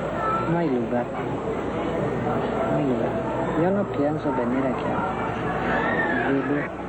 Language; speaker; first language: Spanish; non-native, local second language; Yucateco